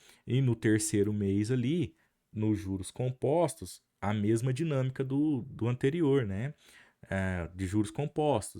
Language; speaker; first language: Portuguese; native; Portuguese